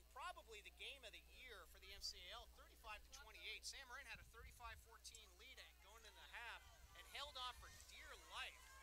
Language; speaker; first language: English; native; English